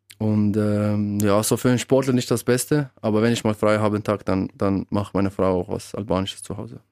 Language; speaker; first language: German; early bilingual, other home language; Albanian